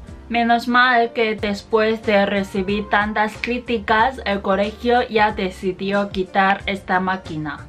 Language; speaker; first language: Spanish; non-native, fluent; Chinese